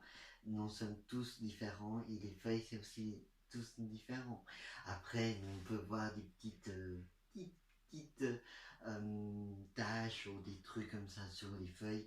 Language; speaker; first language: French; non-native, learner; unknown